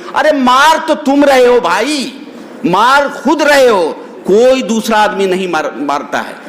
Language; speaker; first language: Urdu; native; Urdu